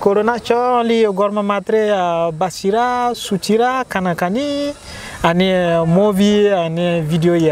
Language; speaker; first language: Nepali; non-native, learner; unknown